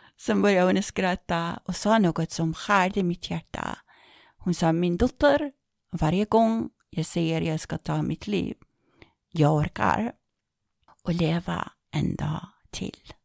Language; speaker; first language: Swedish; non-native, fluent; Persian